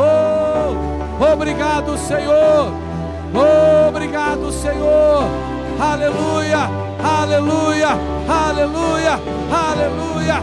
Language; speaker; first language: Portuguese; native; Portuguese